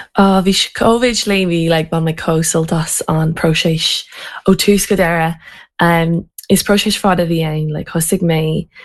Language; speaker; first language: Irish; non-native, local second language; English